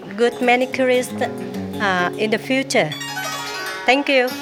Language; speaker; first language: English; non-native, learner; Vietnamese